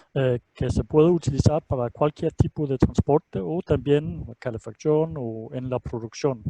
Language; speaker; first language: Spanish; non-native, fluent; Danish